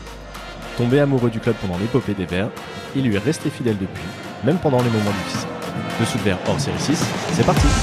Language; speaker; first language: French; native; French